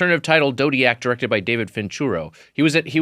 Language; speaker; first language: English; native; English